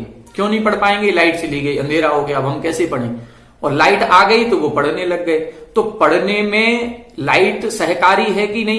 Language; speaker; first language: Hindi; native; Hindi